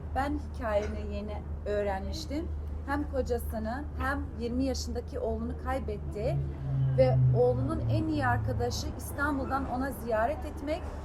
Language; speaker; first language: Turkish; early bilingual, heritage; Turkish